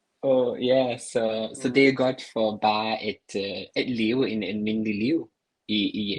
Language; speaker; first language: Danish; non-native, fluent; English